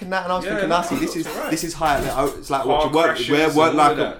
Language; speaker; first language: English; native; English